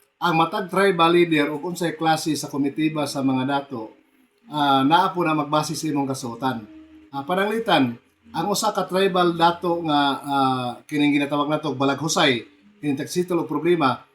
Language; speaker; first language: Cebuano; non-native, local second language; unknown